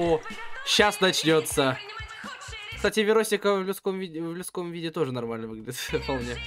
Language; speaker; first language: Russian; native; Russian